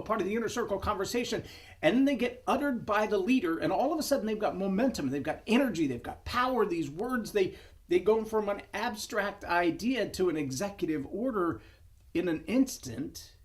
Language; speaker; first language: English; native; English